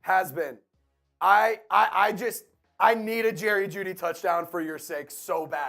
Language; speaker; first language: English; native; English